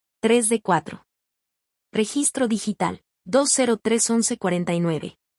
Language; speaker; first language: Spanish; native; Spanish